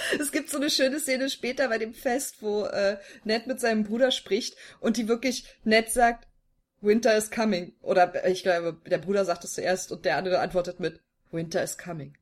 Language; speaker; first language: German; native; German